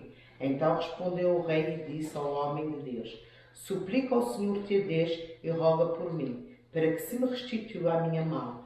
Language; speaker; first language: Portuguese; native; Portuguese